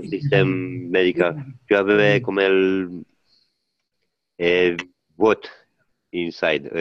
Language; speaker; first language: French; non-native, learner; Italian